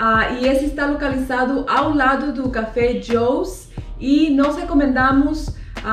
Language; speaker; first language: Portuguese; non-native, fluent; Spanish